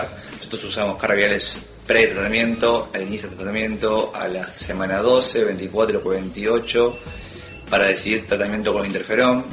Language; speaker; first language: Spanish; native; Spanish